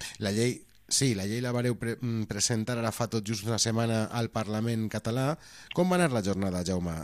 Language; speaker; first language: Catalan; native; Catalan